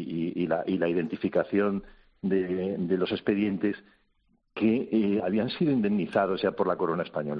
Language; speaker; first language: Spanish; native; Spanish